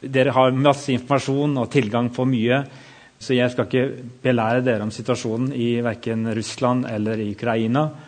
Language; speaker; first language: Norwegian; native; Norwegian